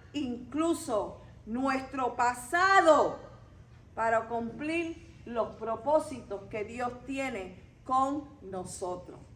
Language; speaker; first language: Spanish; native; Spanish